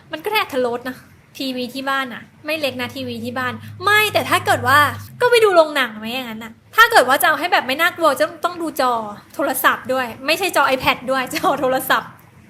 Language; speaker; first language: Thai; native; Thai